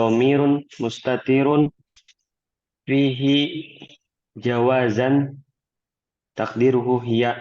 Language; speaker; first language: Arabic; non-native, learner; Indonesian